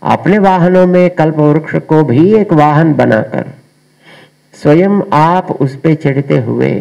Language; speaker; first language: Hindi; non-native, local second language; Telugu